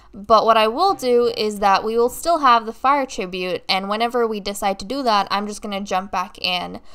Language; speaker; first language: English; native; English